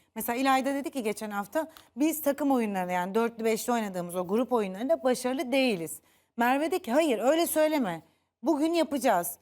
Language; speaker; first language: Turkish; native; Turkish